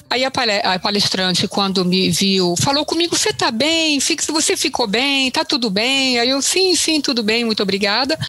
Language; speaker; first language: Portuguese; early bilingual, other home language; Italian